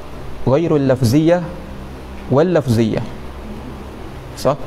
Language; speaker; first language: Arabic; non-native, fluent; Malay